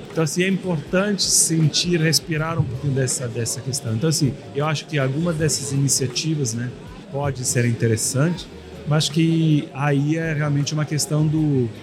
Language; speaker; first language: Portuguese; non-native, fluent; Italian